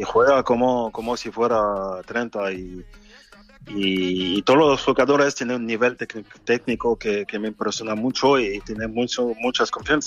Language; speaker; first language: Spanish; non-native, fluent; French